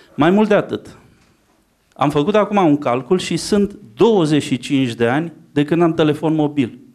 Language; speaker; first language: Romanian; native; Romanian